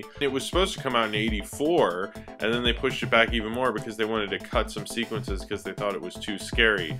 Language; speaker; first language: English; native; English